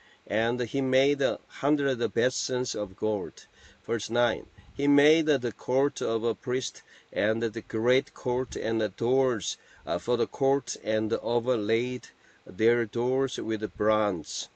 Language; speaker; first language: English; non-native, fluent; Korean